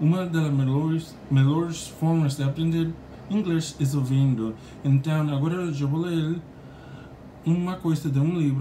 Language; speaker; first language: Portuguese; non-native, learner; English